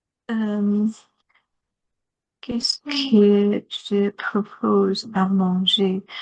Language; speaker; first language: French; non-native, learner; Chinese